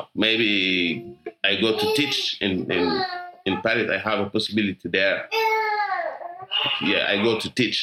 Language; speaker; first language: English; non-native, learner; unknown